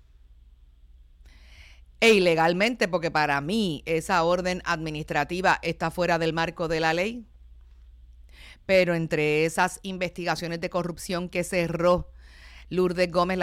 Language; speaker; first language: Spanish; native; Spanish